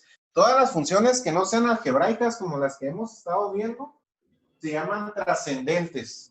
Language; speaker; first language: Spanish; native; Spanish